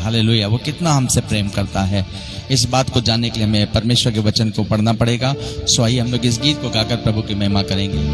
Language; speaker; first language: Hindi; native; Hindi